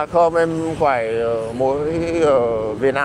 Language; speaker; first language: Vietnamese; non-native, fluent; English